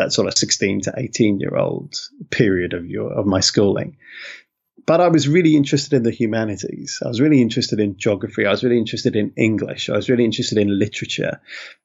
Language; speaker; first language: English; native; English